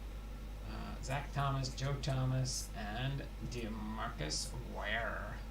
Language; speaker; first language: English; native; English